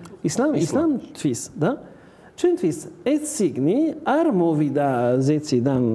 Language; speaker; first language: Georgian; non-native, learner; French